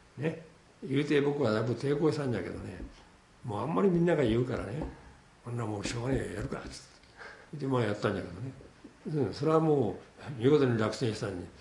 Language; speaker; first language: Japanese; native; Japanese